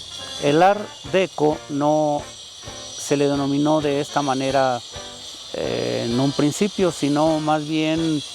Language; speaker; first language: Spanish; native; Spanish